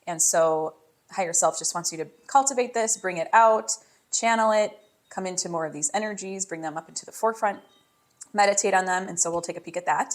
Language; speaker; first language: English; native; English